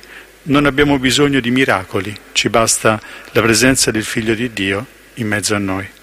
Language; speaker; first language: Italian; native; Italian